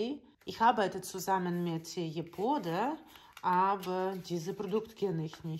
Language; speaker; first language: German; non-native, learner; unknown